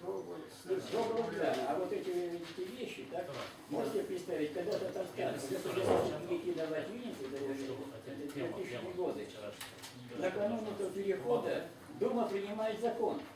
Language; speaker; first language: Russian; native; Russian